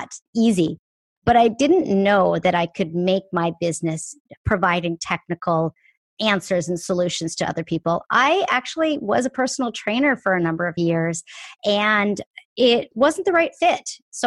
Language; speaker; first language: English; native; English